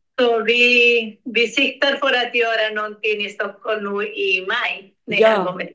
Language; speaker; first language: Swedish; non-native, learner; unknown